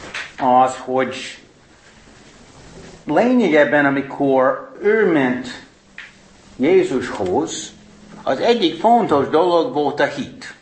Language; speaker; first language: Hungarian; non-native, fluent; English